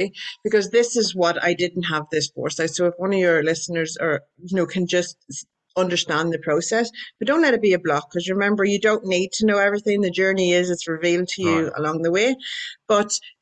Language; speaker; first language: English; native; English